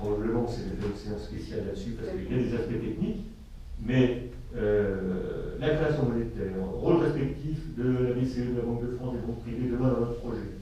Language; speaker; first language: French; native; French